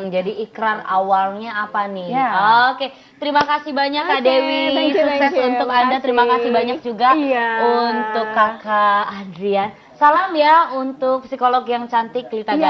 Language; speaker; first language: Indonesian; native; Indonesian